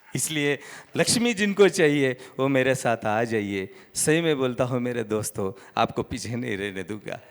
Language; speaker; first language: Hindi; non-native, local second language; Marathi